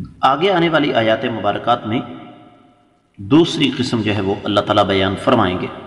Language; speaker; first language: Urdu; non-native, local second language; Punjabi